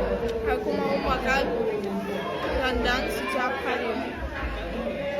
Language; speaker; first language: Indonesian; non-native, learner; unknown